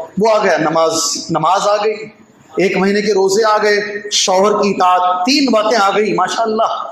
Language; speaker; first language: Urdu; native; Urdu